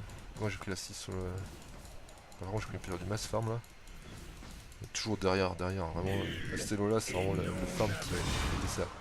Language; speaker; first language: French; native; French